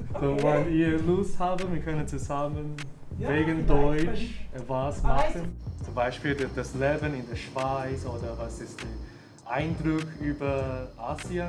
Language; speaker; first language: German; non-native, learner; Cantonese